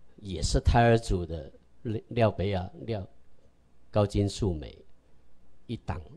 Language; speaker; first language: Chinese; native; Chinese